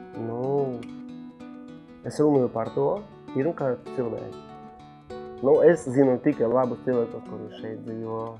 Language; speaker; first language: Latvian; non-native, local second language; Russian